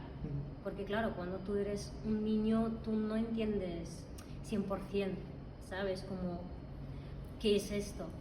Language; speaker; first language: Spanish; non-native, fluent; Russian